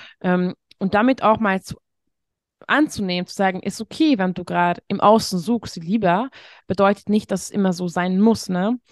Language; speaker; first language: German; non-native, fluent; Hungarian